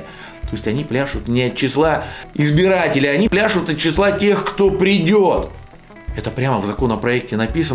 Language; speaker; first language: Russian; native; Russian